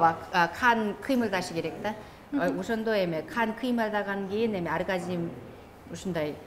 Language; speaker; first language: Kyrgyz; non-native, learner; Korean